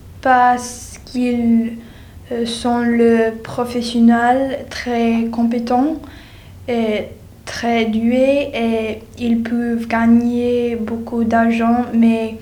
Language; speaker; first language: French; non-native, learner; English